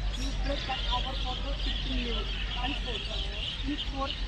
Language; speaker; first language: English; non-native, learner; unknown